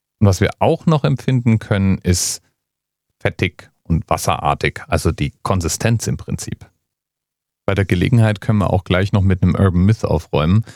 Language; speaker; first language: German; native; German